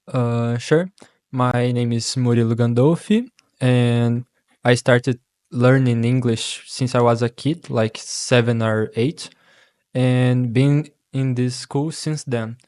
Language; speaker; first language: English; non-native, learner; Portuguese